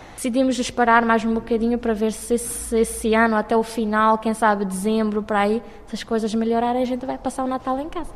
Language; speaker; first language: Portuguese; non-native, local second language; Kabuverdianu